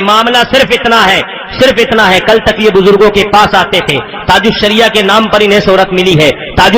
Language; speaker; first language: Urdu; native; Urdu